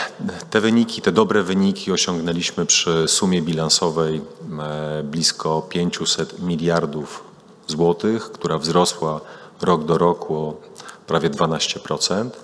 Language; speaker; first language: Polish; native; Polish